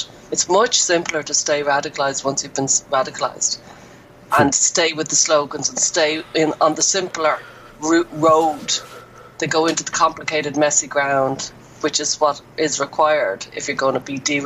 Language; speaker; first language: English; native; English